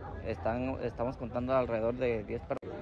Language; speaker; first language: Spanish; native; Spanish